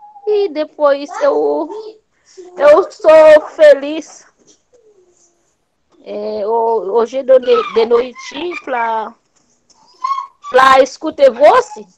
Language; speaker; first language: Portuguese; non-native, learner; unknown